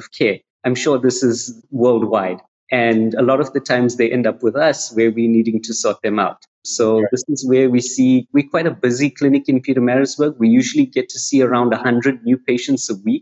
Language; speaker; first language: English; native; English